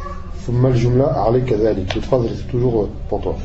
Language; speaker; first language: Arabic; non-native, fluent; French